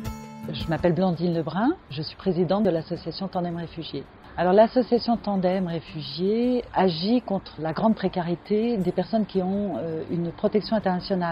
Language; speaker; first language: French; native; French